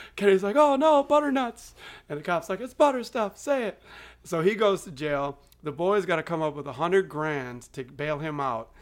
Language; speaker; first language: English; native; English